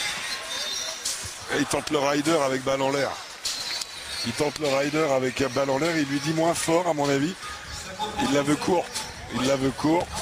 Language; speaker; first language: French; native; French